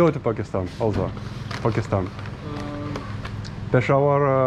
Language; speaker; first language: English; non-native, learner; Lithuanian